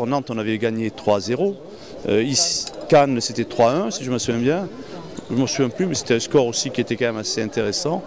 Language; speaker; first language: French; native; French